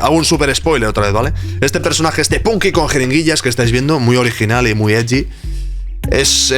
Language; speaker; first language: Spanish; native; Spanish